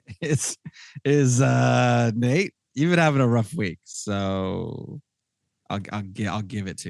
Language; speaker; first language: English; native; English